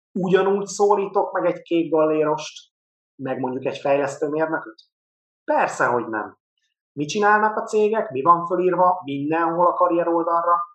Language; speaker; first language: Hungarian; native; Hungarian